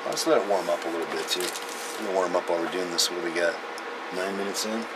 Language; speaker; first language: English; native; English